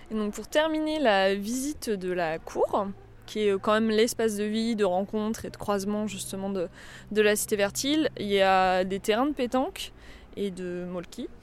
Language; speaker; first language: French; native; French